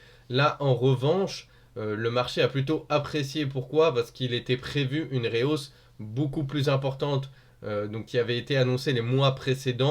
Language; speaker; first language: French; native; French